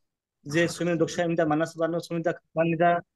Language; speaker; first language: Korean; non-native, learner; Bangla